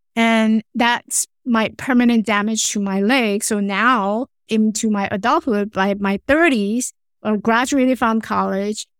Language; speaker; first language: English; non-native, fluent; Chinese